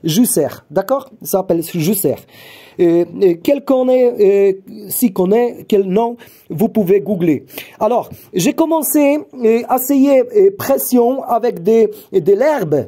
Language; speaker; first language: French; non-native, learner; Polish